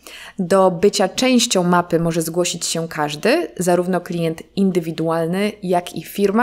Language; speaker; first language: Polish; native; Polish